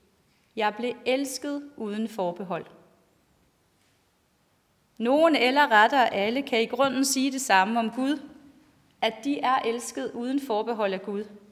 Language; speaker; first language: Danish; native; Danish